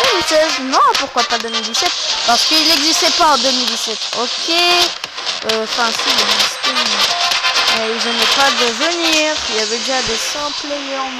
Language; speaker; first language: French; native; French